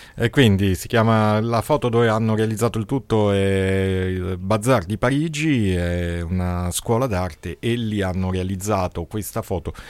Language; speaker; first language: Italian; native; Italian